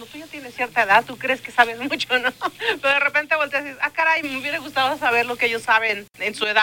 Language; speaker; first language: Spanish; native; Spanish